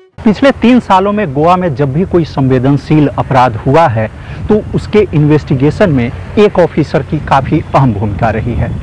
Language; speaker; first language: Hindi; native; Hindi